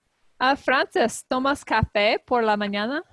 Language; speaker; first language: Spanish; non-native, learner; English